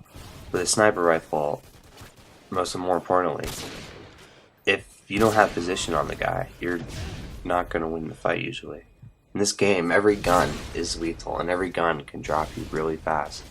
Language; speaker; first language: English; native; English